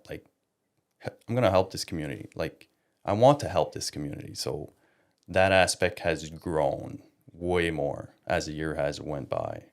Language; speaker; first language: English; non-native, local second language; French